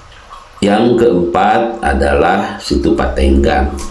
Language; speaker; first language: Indonesian; non-native, local second language; Sundanese